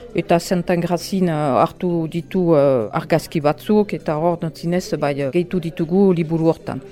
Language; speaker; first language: Basque; non-native, local second language; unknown